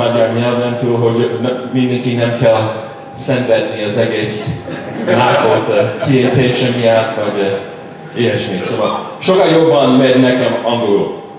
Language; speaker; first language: Hungarian; non-native, learner; English